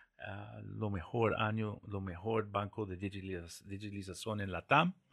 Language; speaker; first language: Spanish; non-native, fluent; English